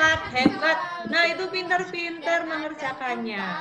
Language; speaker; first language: Indonesian; native; Indonesian